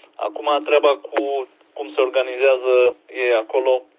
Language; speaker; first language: Romanian; native; Romanian